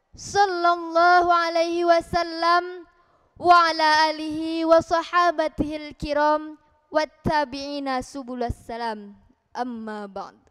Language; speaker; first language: Arabic; non-native, learner; Indonesian